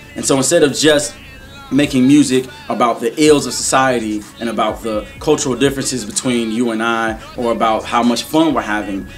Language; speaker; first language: English; native; English